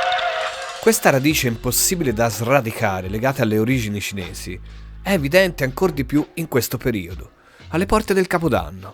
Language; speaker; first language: Italian; native; Italian